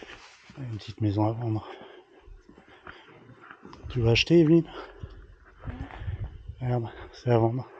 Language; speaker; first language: French; native; French